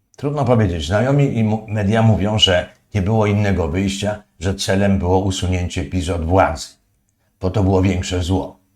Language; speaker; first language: Polish; native; Polish